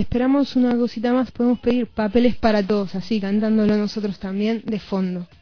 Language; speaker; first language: Spanish; native; Spanish